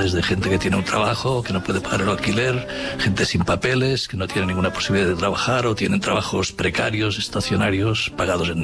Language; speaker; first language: Spanish; native; Spanish